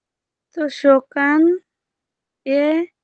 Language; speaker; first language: Japanese; non-native, learner; Bangla